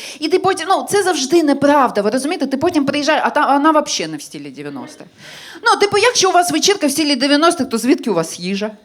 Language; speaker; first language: Ukrainian; non-native, local second language; Russian